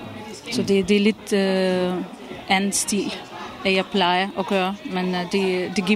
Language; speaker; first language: Danish; non-native, fluent; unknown